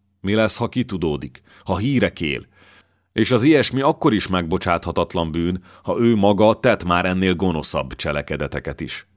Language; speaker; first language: Hungarian; native; Hungarian